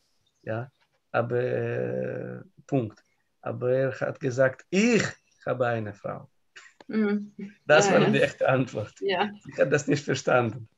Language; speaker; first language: German; non-native, learner; Russian